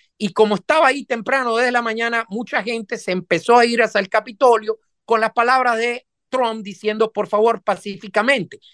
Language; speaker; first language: Spanish; native; Spanish